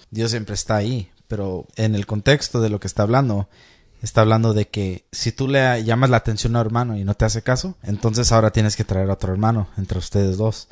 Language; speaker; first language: Spanish; early bilingual, heritage; Spanish